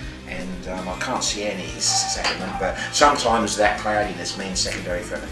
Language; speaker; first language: English; native; English